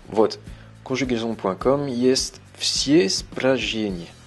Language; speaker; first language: Russian; non-native, learner; French